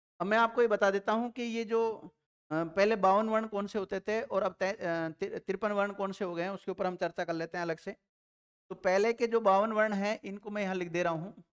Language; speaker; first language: Hindi; native; Hindi